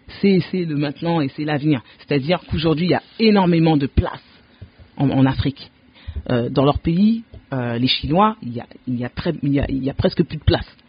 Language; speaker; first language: French; early bilingual, other home language; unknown